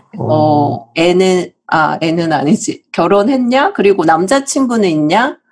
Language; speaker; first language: Korean; native; Korean